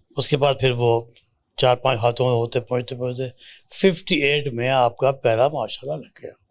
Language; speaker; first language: Urdu; native; Urdu